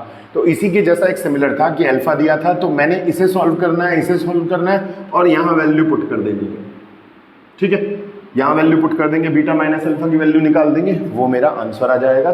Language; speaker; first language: Hindi; native; Hindi